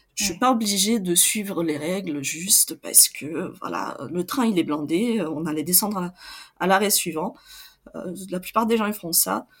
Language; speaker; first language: French; non-native, fluent; Portuguese